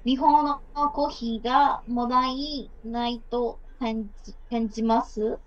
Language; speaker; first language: Japanese; non-native, learner; Burmese